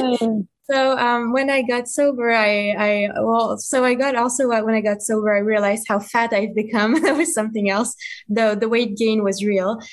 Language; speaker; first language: English; non-native, fluent; French